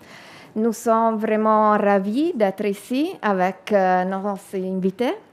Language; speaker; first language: French; non-native, learner; Italian